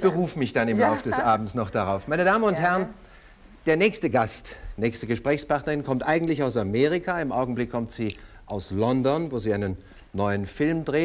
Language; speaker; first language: German; native; German